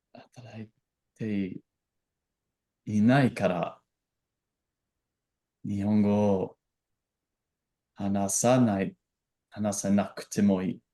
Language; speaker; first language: Japanese; non-native, learner; English